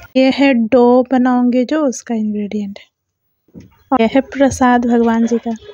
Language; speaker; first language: Hindi; non-native, local second language; Bangla